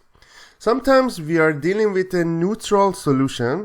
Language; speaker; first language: English; non-native, fluent; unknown